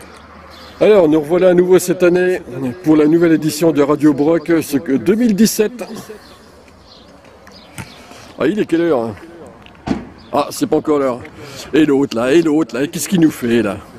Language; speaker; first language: French; native; French